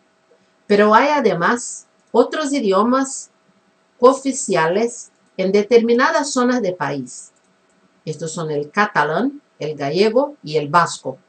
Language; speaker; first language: Spanish; non-native, fluent; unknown